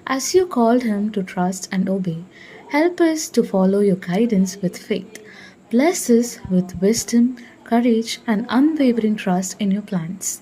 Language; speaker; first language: English; non-native, local second language; Tamil